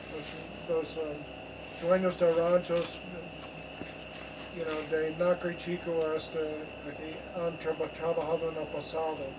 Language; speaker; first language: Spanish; non-native, learner; English